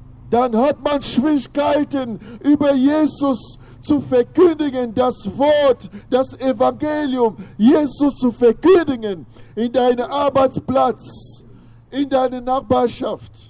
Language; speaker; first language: German; non-native, fluent; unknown